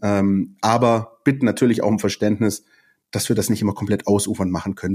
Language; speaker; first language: German; native; German